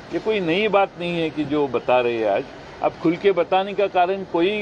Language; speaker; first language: Hindi; non-native, local second language; Marathi